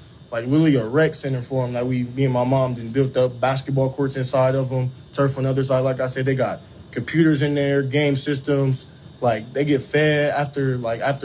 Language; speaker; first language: English; native; English